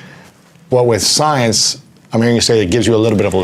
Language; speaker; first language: English; native; English